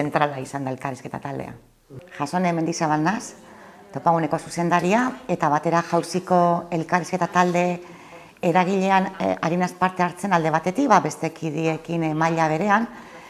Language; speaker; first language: Basque; native; Basque